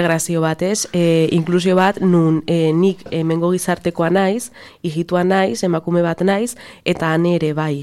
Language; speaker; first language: Basque; non-native, local second language; Spanish